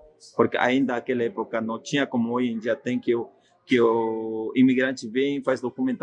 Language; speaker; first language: Portuguese; non-native, fluent; Spanish